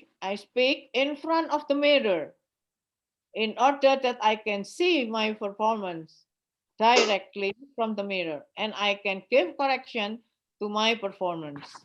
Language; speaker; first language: English; non-native, fluent; Indonesian